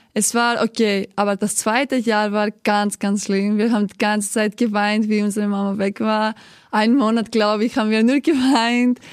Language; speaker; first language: German; non-native, fluent; Greek